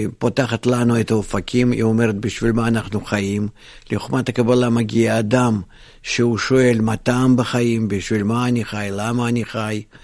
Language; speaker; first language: Hebrew; non-native, fluent; Russian